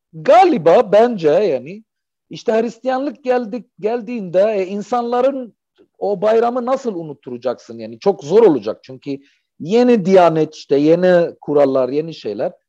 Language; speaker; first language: Turkish; non-native, fluent; Arabic